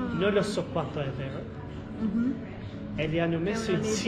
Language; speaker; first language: Italian; non-native, fluent; Albanian